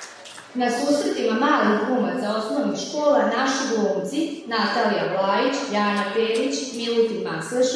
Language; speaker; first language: Serbian; native; Serbian